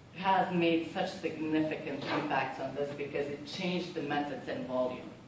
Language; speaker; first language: English; non-native, fluent; Serbian